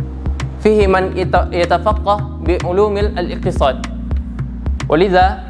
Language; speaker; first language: Arabic; non-native, learner; Indonesian